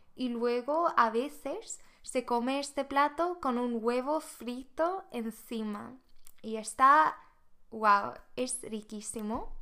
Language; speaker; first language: Spanish; non-native, fluent; Swedish